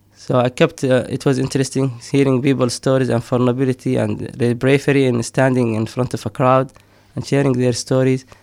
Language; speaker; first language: English; non-native, fluent; Somali